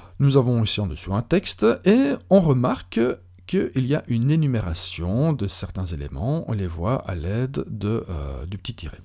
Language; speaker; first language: French; native; French